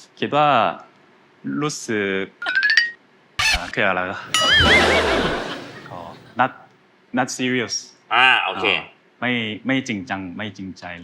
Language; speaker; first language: Thai; non-native, learner; Korean